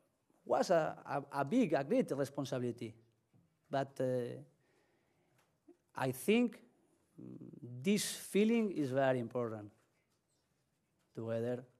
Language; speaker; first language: English; non-native, learner; Spanish